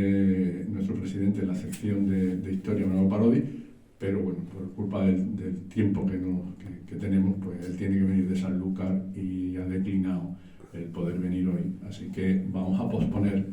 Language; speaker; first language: Spanish; native; Spanish